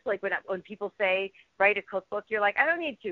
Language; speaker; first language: English; native; English